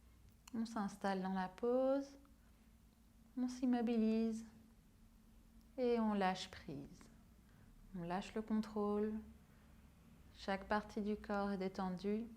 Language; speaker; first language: French; native; French